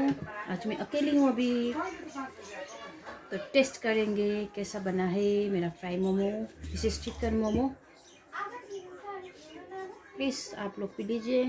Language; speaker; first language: Hindi; non-native, local second language; Nepali